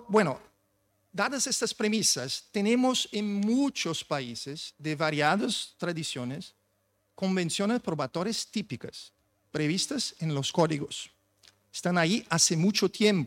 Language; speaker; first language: Spanish; non-native, fluent; Portuguese